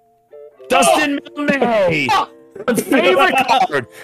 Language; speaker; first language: English; native; English